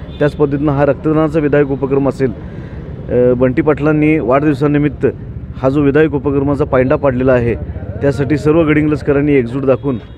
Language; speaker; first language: Marathi; native; Marathi